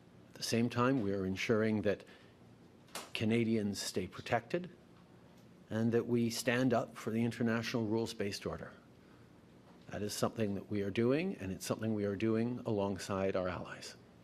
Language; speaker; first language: English; native; English